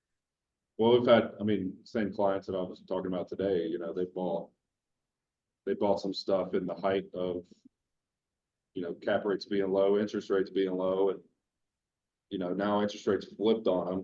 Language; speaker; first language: English; native; English